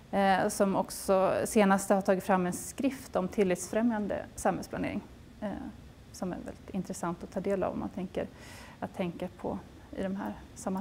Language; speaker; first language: Swedish; native; Swedish